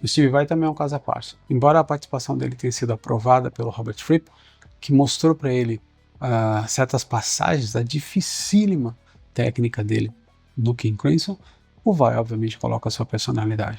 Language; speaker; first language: Portuguese; native; Portuguese